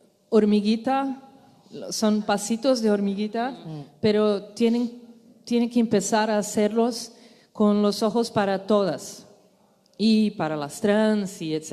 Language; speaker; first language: Spanish; non-native, learner; Portuguese